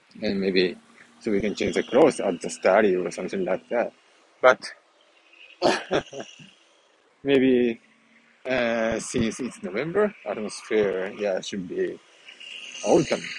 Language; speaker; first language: English; non-native, fluent; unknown